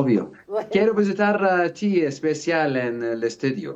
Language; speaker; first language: Spanish; non-native, learner; Arabic